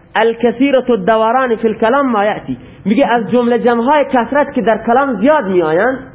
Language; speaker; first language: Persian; non-native, local second language; Baluchi